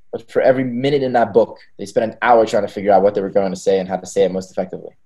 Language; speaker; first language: English; early bilingual, other home language; Hebrew